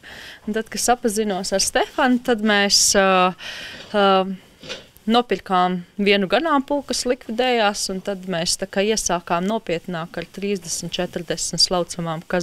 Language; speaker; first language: Latvian; native; Latvian